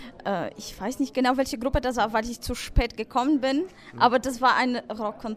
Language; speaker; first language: German; non-native, fluent; Polish